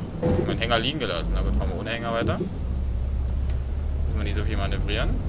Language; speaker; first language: German; native; German